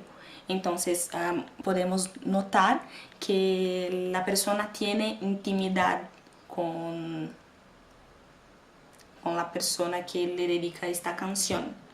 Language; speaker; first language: Spanish; non-native, fluent; Portuguese